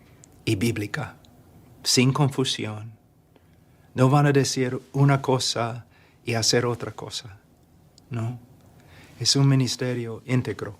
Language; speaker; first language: Spanish; non-native, fluent; English